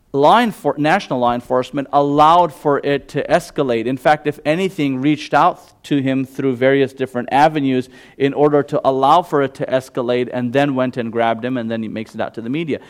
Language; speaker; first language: English; early bilingual, other home language; Gujarati